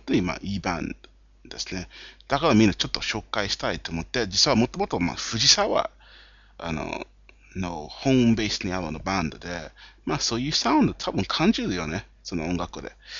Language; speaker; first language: Japanese; non-native, fluent; English